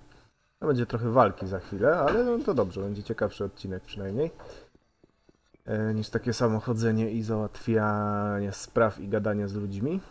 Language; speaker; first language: Polish; native; Polish